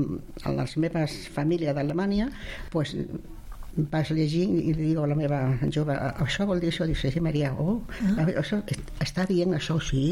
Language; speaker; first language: Catalan; non-native, local second language; Spanish